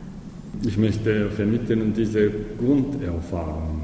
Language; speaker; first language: German; non-native, learner; Japanese